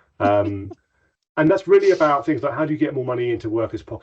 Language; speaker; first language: English; native; English